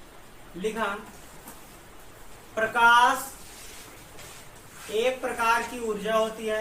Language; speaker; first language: Hindi; native; Hindi